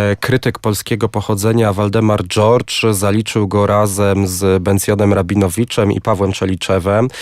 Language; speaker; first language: Polish; native; Polish